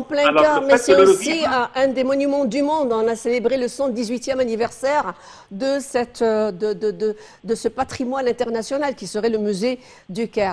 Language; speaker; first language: French; non-native, fluent; Arabic